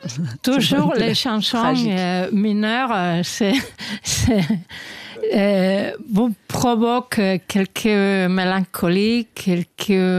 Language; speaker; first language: French; non-native, fluent; Spanish